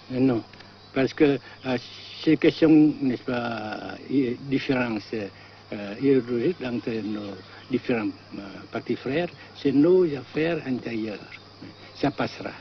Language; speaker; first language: French; non-native, local second language; Vietnamese